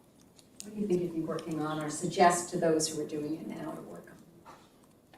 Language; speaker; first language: English; native; English